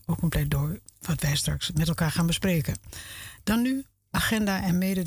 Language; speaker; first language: Dutch; native; Dutch